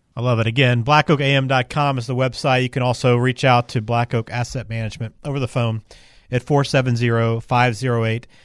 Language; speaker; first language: English; native; English